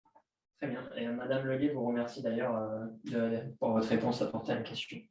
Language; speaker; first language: French; native; French